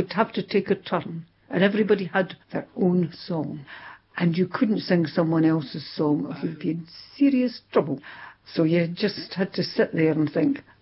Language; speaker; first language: English; non-native, local second language; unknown